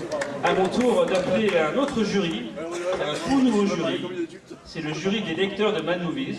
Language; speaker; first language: French; native; French